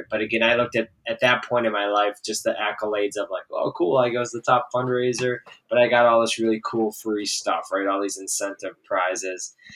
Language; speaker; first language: English; native; English